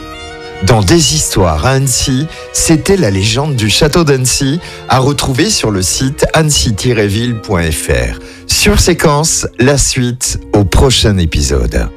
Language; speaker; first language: French; native; French